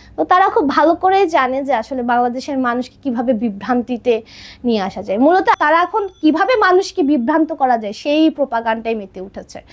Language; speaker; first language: Bangla; non-native, local second language; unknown